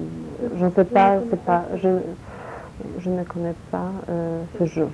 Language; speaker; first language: French; non-native, learner; Polish